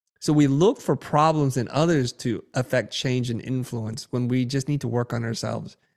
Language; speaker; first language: English; early bilingual, other home language; Vietnamese